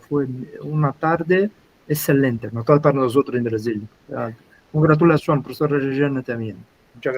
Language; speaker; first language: Spanish; non-native, learner; Portuguese